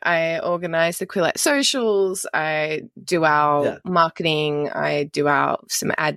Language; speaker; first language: English; native; English